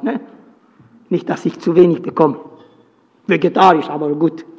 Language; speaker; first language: German; non-native, fluent; Romanian